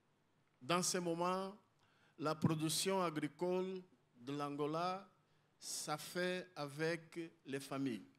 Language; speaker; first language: French; non-native, learner; Portuguese